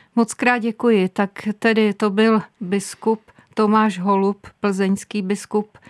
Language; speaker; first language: Czech; native; Czech